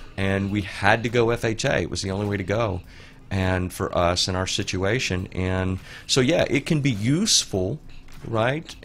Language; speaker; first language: English; native; English